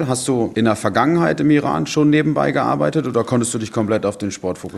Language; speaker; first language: German; native; German